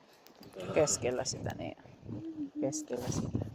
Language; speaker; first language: Finnish; non-native, learner; Filipino